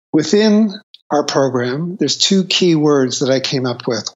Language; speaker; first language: English; native; English